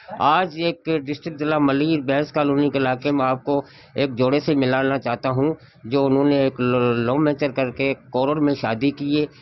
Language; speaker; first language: Urdu; non-native, local second language; Sindhi